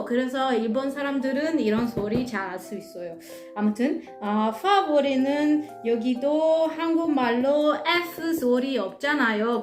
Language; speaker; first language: Korean; non-native, learner; Italian